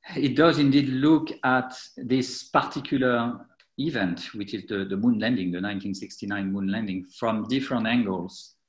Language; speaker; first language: English; non-native, fluent; French